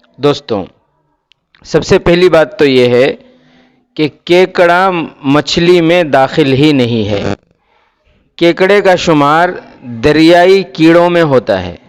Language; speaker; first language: Urdu; native; Urdu